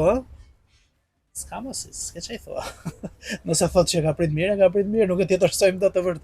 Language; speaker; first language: Albanian; native; Albanian